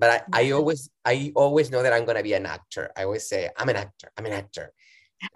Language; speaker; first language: English; non-native, fluent; Spanish